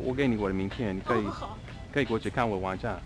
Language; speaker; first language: Chinese; non-native, fluent; English